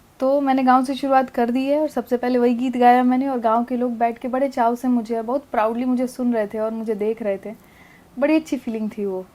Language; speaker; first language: Hindi; native; Hindi